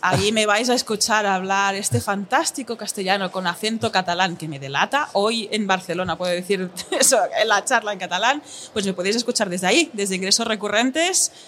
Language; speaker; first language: Spanish; non-native, local second language; Catalan